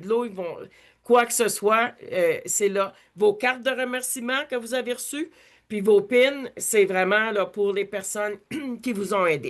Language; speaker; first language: French; native; French